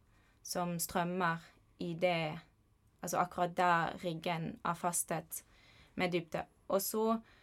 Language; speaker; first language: Norwegian; non-native, fluent; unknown